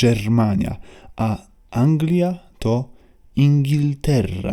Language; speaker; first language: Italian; non-native, learner; Polish